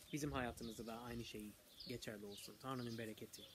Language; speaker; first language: Turkish; non-native, fluent; English